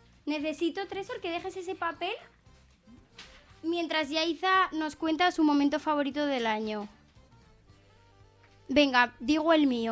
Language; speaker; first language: Spanish; native; Spanish